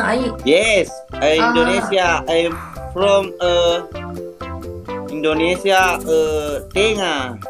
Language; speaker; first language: English; non-native, learner; Indonesian